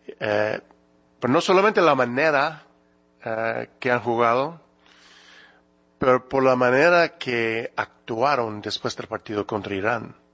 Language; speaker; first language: Spanish; early bilingual, heritage; English